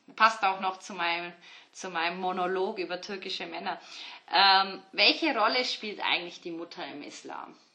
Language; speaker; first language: German; early bilingual, other home language; Turkish